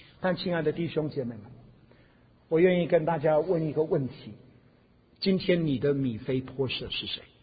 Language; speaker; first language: Chinese; non-native, fluent; English